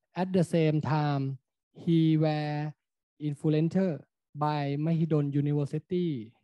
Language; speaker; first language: English; non-native, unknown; Thai